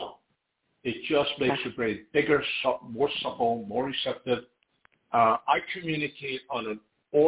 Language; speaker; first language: English; non-native, fluent; Hungarian